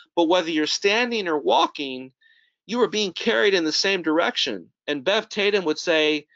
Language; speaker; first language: English; native; English